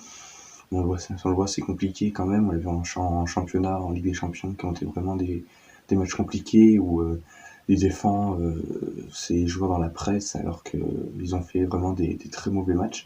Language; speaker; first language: French; native; French